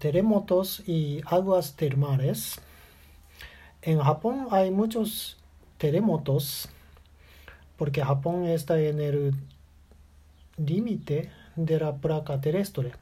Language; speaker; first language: Spanish; non-native, learner; Japanese